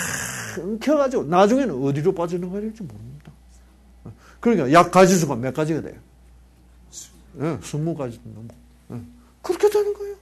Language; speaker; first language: Korean; native; Korean